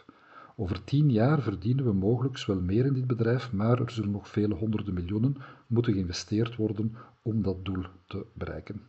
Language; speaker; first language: Dutch; native; Dutch